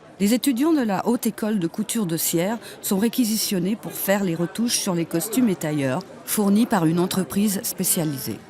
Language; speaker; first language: French; native; French